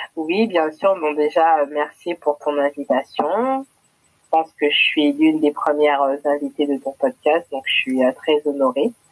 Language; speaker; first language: French; native; French